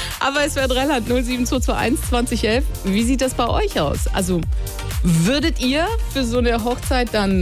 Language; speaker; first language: German; native; German